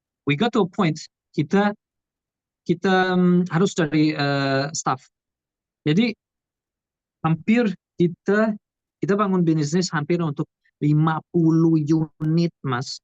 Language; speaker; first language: Indonesian; non-native, learner; Portuguese